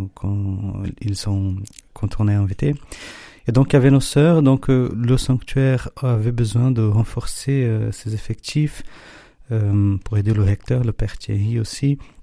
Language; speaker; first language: French; non-native, fluent; Portuguese